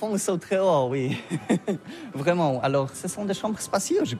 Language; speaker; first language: French; non-native, learner; Polish